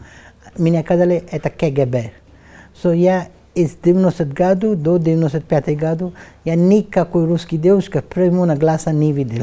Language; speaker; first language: Russian; non-native, learner; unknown